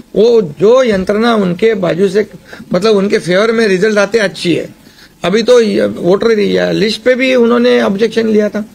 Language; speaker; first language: Hindi; non-native, local second language; Marathi